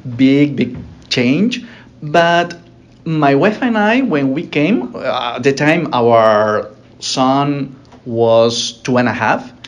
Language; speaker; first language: English; non-native, fluent; Spanish